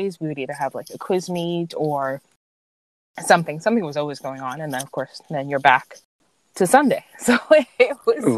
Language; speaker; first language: English; native; English